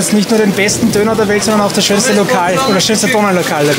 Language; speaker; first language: German; native; German